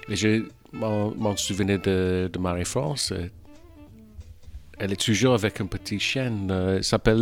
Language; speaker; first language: French; non-native, fluent; English